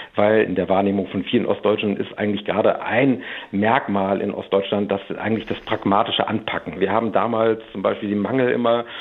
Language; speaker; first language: German; native; German